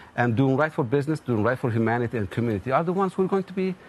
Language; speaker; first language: English; non-native, fluent; Turkish